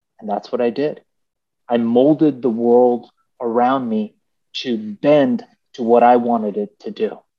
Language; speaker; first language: English; early bilingual, other home language; Persian